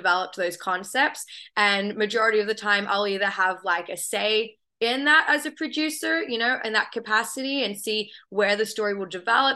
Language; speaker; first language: English; native; English